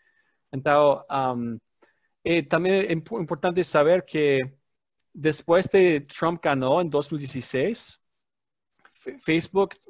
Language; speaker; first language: Portuguese; non-native, learner; English